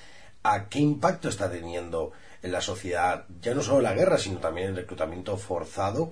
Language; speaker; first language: Spanish; native; Spanish